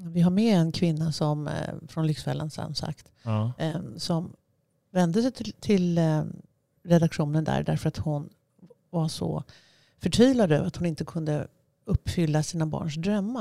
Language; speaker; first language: Swedish; native; Swedish